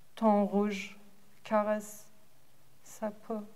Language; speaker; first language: French; non-native, fluent; Persian